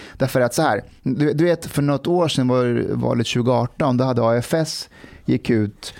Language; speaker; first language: Swedish; early bilingual, other home language; Persian